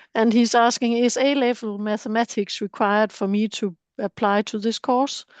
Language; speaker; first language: English; non-native, fluent; Danish